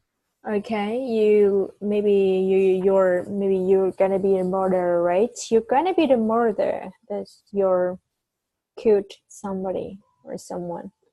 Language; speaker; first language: English; non-native, fluent; Vietnamese